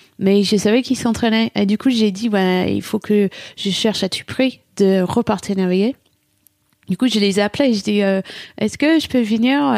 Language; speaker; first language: French; non-native, fluent; English